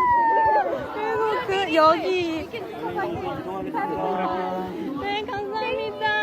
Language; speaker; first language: Korean; non-native, learner; Chinese